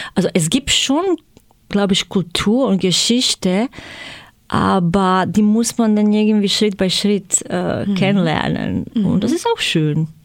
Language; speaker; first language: German; non-native, fluent; Croatian